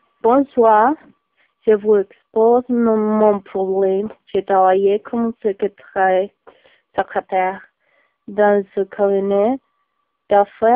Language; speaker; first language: French; non-native, learner; Spanish